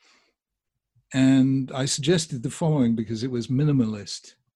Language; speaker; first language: English; native; English